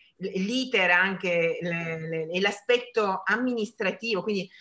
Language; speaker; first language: Italian; native; Italian